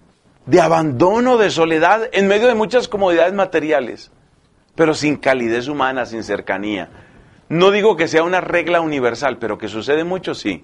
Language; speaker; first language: Spanish; native; Spanish